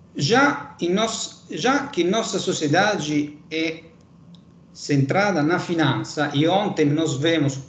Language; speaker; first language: Portuguese; non-native, fluent; Italian